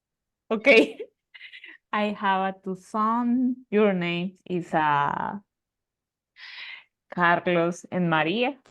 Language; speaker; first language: English; non-native, learner; Spanish